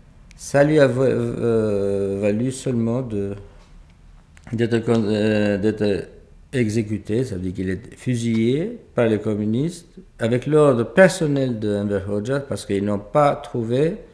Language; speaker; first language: French; non-native, fluent; Albanian